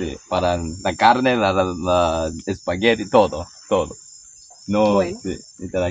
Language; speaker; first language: Spanish; non-native, learner; Japanese